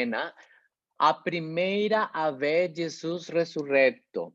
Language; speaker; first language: Portuguese; non-native, fluent; Spanish